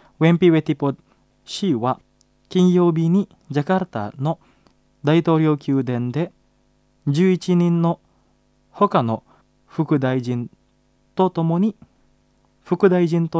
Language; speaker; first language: Japanese; non-native, fluent; Indonesian